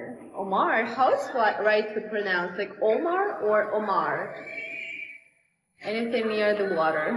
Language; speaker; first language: English; non-native, fluent; Russian